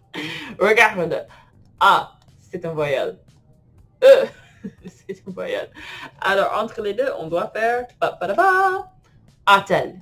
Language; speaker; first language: French; non-native, fluent; English